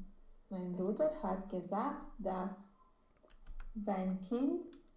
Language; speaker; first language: German; non-native, learner; Romanian